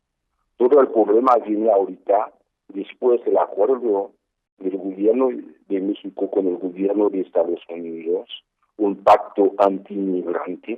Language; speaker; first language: Spanish; non-native, fluent; Haitian Creole